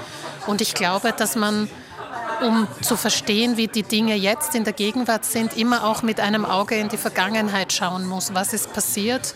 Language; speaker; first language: German; early bilingual, other home language; Slovak